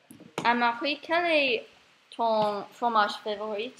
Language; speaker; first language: French; non-native, learner; English